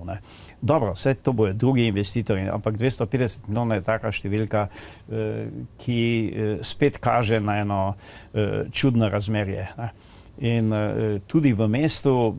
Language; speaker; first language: Slovenian; native; Slovenian